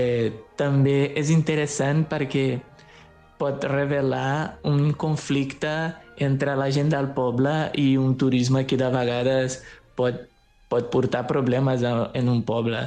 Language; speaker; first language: Catalan; non-native, fluent; Portuguese